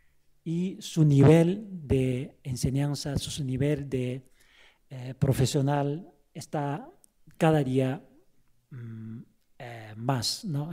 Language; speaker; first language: Spanish; non-native, fluent; Chinese